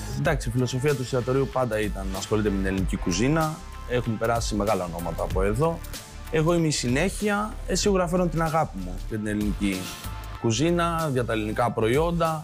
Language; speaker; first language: Greek; native; Greek